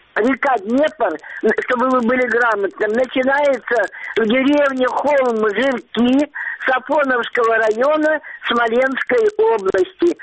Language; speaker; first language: Russian; native; Russian